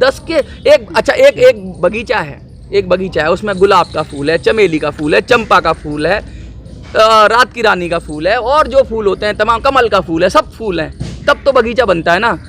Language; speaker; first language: Hindi; native; Hindi